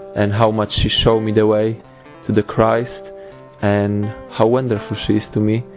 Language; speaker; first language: English; non-native, fluent; Polish